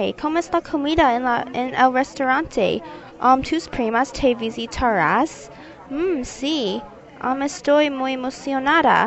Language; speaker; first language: Spanish; non-native, learner; English